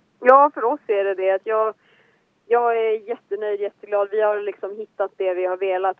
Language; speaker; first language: Swedish; native; Swedish